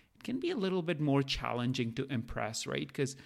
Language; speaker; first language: English; non-native, local second language; Punjabi